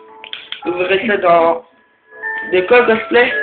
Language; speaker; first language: French; native; French